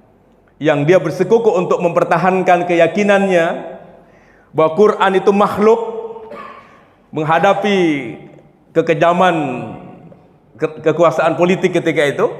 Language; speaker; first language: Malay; non-native, local second language; Javanese